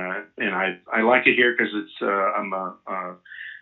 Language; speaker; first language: English; native; English